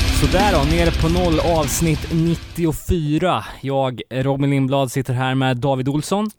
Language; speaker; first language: Swedish; native; Swedish